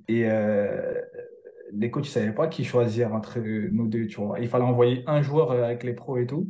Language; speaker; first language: French; early bilingual, other home language; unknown